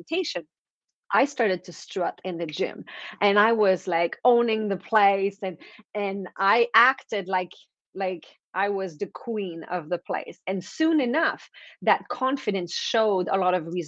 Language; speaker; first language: English; non-native, fluent; French